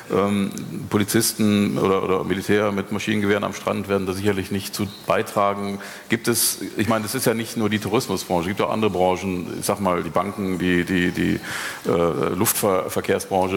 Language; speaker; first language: German; native; German